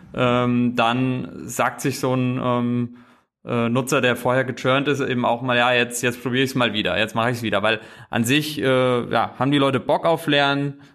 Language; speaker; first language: German; native; German